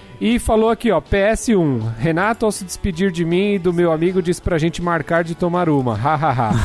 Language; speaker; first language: Portuguese; native; Portuguese